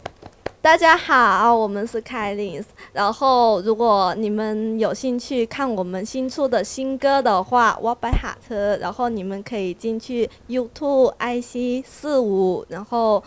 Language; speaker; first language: Chinese; non-native, learner; Thai